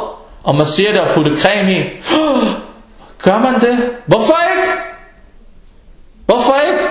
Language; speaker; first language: Danish; non-native, local second language; Arabic